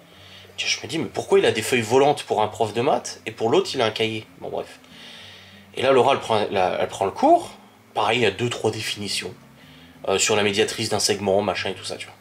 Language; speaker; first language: French; native; French